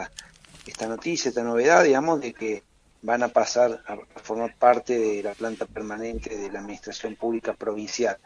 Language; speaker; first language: Spanish; native; Spanish